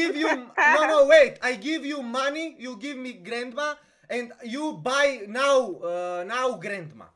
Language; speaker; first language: English; non-native, learner; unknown